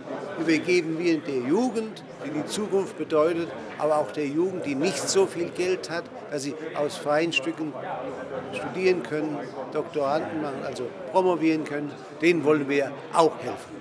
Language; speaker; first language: German; native; German